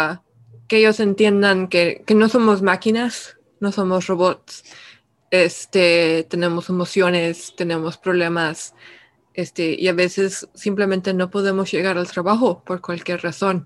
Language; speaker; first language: Spanish; early bilingual, heritage; Spanish